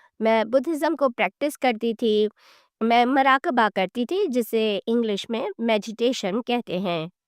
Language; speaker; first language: Urdu; native; Urdu